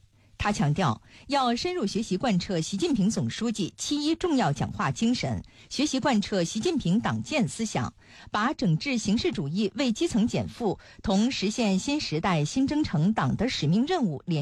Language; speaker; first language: Chinese; native; Chinese